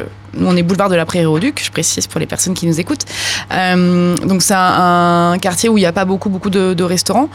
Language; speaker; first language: French; native; French